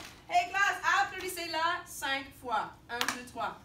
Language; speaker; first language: French; non-native, fluent; English